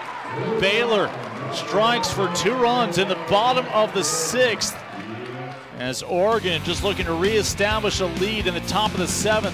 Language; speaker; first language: English; native; English